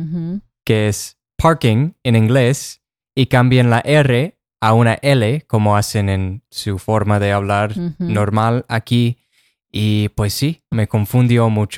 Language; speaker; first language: Spanish; non-native, fluent; English